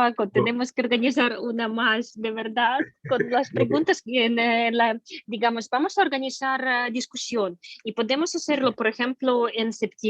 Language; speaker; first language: Spanish; non-native, fluent; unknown